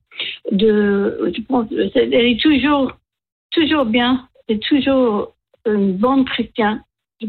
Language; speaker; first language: French; non-native, learner; English